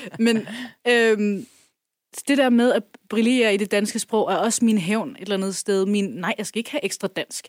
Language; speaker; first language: Danish; early bilingual, other home language; Kurdish